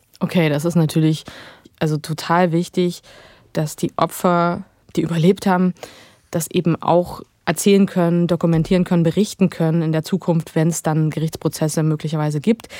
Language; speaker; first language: German; native; German